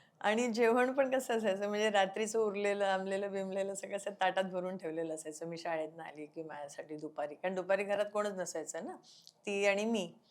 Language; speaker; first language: Marathi; non-native, local second language; Konkani